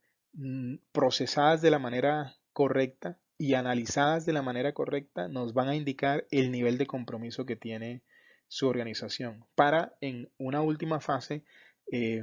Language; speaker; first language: Spanish; native; Spanish